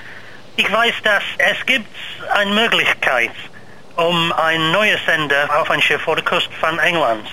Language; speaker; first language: German; non-native, learner; English